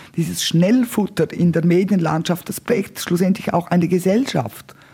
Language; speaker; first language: German; non-native, local second language; Romansh